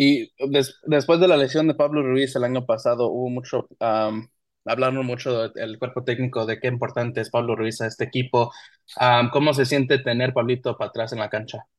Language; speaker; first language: Spanish; early bilingual, heritage; English